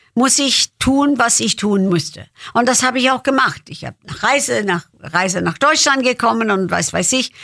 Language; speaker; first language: German; non-native, fluent; English